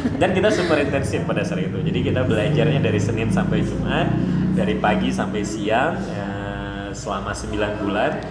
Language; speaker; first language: Indonesian; non-native, local second language; Achinese